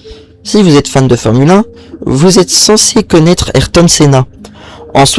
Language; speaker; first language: French; native; French